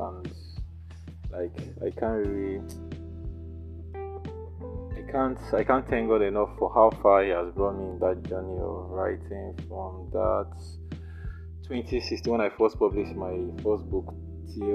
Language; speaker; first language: English; non-native, local second language; Igbo